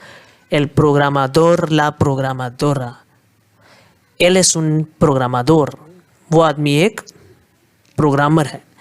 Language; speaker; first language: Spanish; non-native, fluent; Hindi